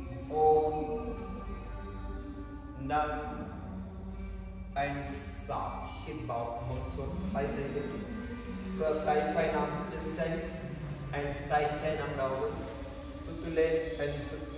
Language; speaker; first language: Vietnamese; non-native, learner; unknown